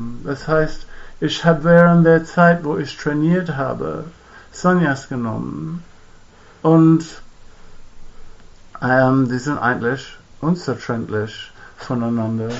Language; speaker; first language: German; non-native, fluent; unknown